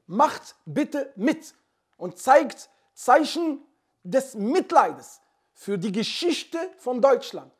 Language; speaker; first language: German; non-native, fluent; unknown